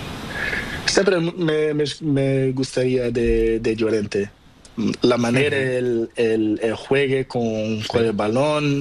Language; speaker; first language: Spanish; non-native, learner; Portuguese